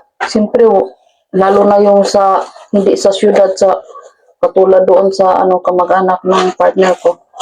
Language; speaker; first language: Filipino; non-native, local second language; Cebuano